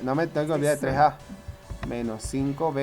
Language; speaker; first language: Spanish; native; Spanish